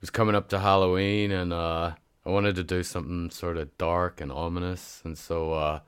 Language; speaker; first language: English; native; English